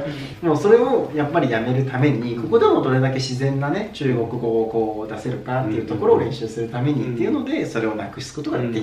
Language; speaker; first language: Japanese; native; Japanese